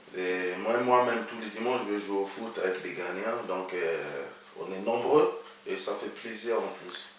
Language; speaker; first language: French; early bilingual, other home language; Akan